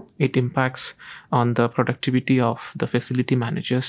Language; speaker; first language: English; non-native, local second language; Tamil